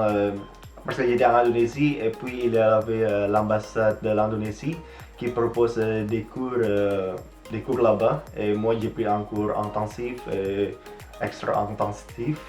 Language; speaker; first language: French; non-native, fluent; Indonesian